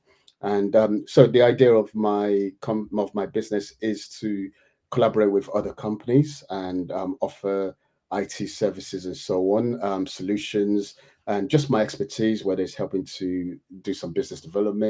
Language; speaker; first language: English; native; English